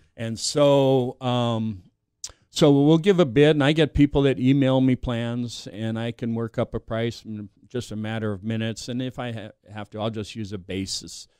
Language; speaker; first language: English; native; English